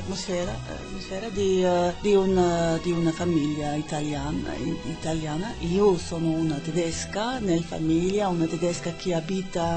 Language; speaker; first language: Italian; non-native, learner; German